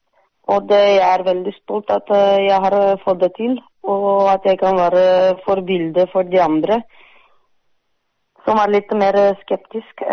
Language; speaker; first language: Norwegian; non-native, fluent; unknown